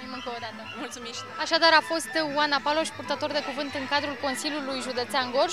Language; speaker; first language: Romanian; native; Romanian